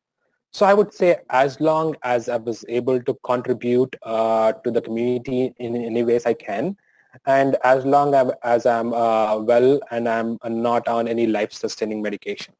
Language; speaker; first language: English; non-native, local second language; Telugu